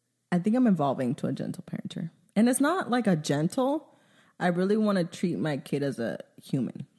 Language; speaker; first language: English; early bilingual, other home language; Spanish